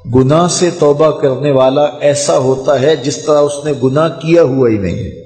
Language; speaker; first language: Urdu; non-native, local second language; Punjabi